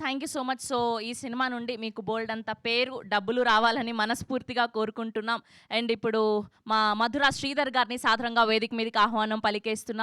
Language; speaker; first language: Telugu; native; Telugu